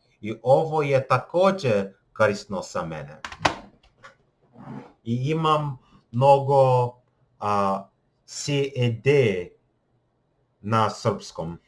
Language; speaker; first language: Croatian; non-native, learner; English